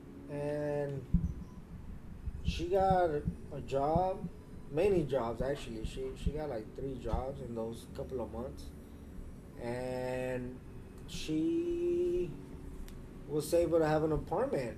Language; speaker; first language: English; early bilingual, other home language; Spanish